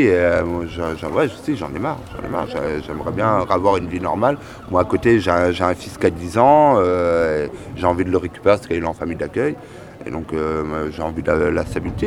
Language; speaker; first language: French; native; French